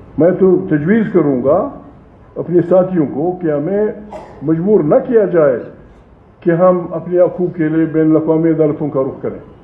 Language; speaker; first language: Urdu; non-native, local second language; Pashto